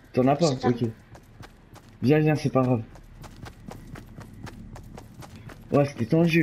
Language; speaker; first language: French; native; French